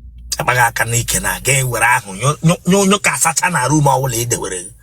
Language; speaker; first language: Igbo; native; Igbo